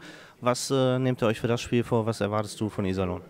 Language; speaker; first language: German; native; German